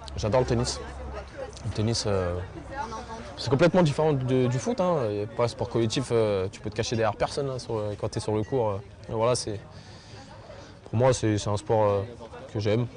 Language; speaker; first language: French; native; French